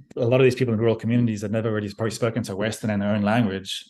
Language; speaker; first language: English; native; English